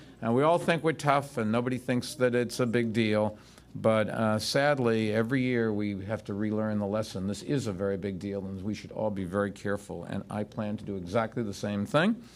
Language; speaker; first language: English; native; English